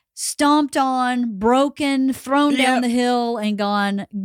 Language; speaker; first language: English; native; English